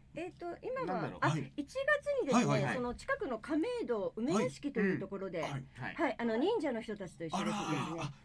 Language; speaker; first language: Japanese; native; Japanese